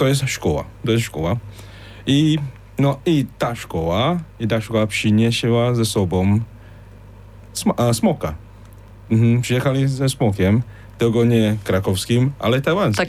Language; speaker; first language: Polish; non-native, fluent; Chinese